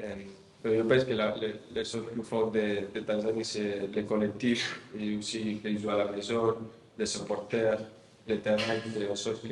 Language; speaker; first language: French; non-native, fluent; Spanish